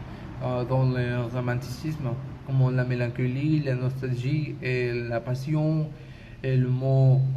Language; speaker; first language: French; non-native, learner; Spanish